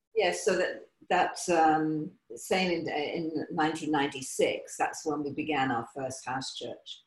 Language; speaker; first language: English; native; English